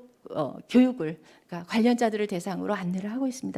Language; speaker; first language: Korean; native; Korean